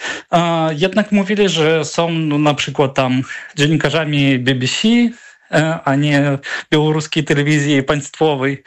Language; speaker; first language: Polish; non-native, fluent; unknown